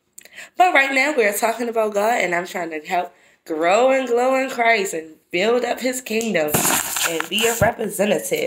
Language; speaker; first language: English; native; English